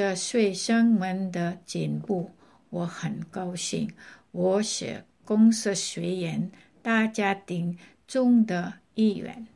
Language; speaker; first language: Chinese; non-native, fluent; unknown